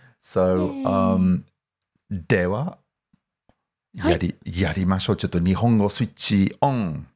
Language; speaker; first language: Japanese; non-native, fluent; English